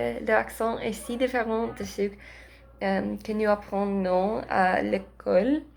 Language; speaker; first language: French; non-native, learner; Spanish